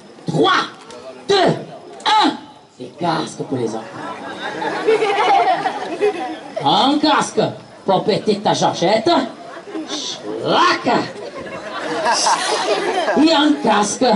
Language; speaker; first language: French; non-native, fluent; Portuguese